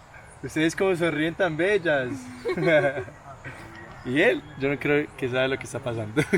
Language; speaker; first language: Spanish; early bilingual, heritage; English